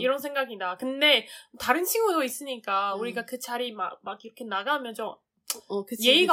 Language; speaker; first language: Korean; non-native, learner; Chinese